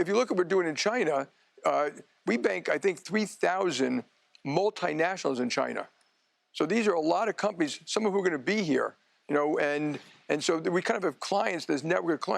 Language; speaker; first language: English; native; English